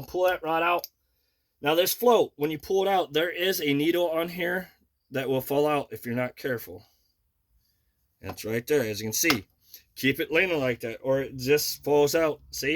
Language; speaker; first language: English; native; English